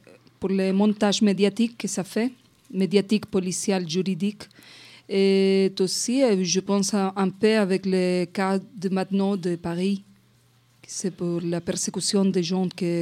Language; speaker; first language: French; non-native, fluent; Spanish